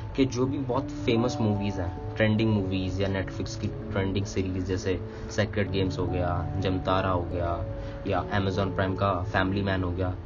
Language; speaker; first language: Hindi; native; Hindi